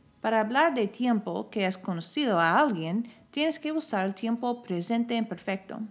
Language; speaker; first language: Spanish; non-native, fluent; English